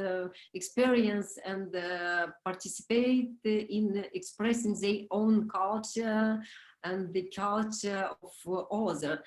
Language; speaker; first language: English; non-native, learner; Romanian